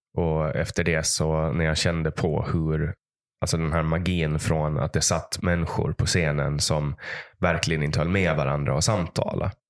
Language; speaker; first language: Swedish; native; Swedish